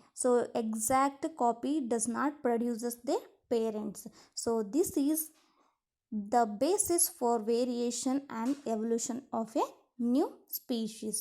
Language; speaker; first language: English; non-native, local second language; Kannada